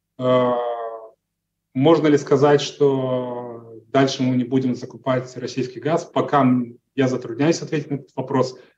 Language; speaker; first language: Russian; non-native, local second language; Romanian